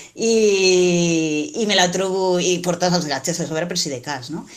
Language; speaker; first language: Catalan; native; Catalan